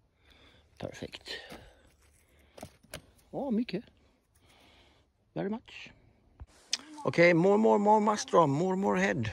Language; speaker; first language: English; non-native, learner; Swedish